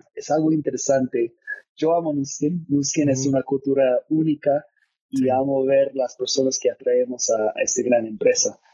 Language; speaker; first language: Spanish; non-native, fluent; English